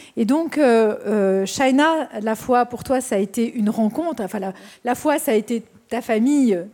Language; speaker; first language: French; native; French